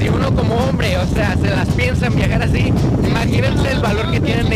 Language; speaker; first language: Spanish; native; Spanish